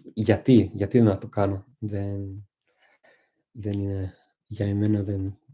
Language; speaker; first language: Greek; non-native, fluent; English